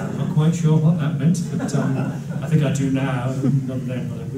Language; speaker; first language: English; native; English